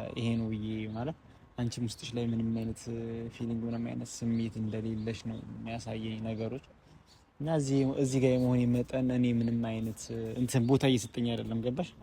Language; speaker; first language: Amharic; native; Amharic